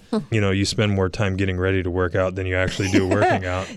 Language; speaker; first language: English; native; English